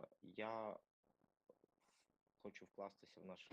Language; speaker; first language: Ukrainian; native; Ukrainian